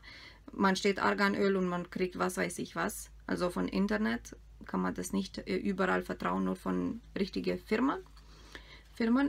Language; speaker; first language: German; non-native, fluent; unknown